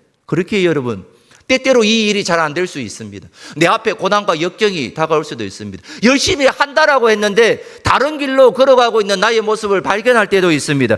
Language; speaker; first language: Korean; native; Korean